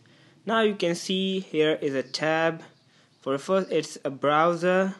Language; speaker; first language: English; non-native, fluent; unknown